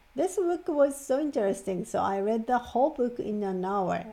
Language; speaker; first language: English; non-native, fluent; Japanese